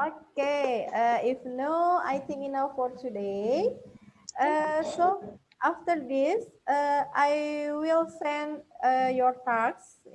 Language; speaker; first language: English; non-native, fluent; Indonesian